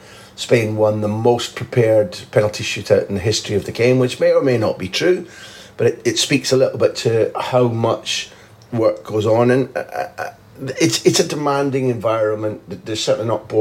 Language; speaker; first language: English; native; English